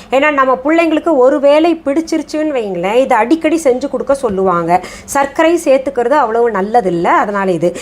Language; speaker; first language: Tamil; non-native, fluent; Hindi